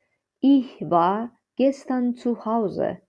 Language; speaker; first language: German; non-native, fluent; Azerbaijani